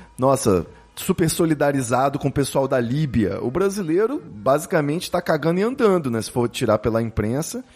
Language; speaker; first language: Portuguese; native; Portuguese